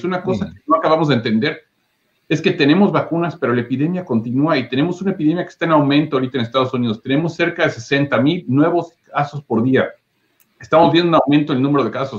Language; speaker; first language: Spanish; native; Spanish